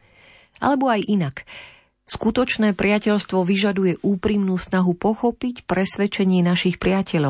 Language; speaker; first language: Slovak; native; Slovak